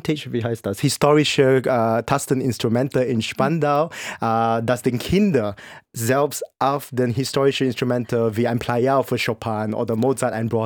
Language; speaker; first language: German; non-native, fluent; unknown